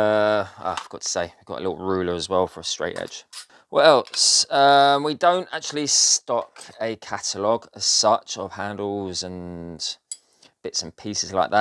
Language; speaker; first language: English; native; English